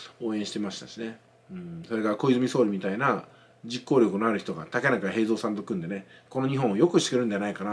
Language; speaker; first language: Japanese; native; Japanese